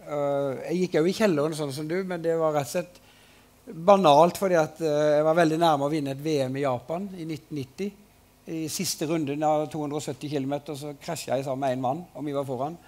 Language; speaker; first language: Norwegian; native; Norwegian